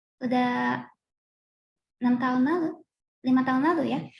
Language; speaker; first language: Indonesian; non-native, fluent; Japanese